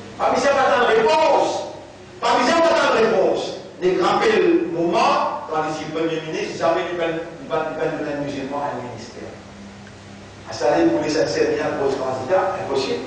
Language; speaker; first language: French; non-native, local second language; Morisyen